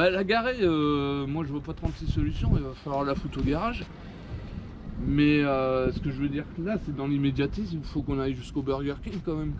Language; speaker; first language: French; native; French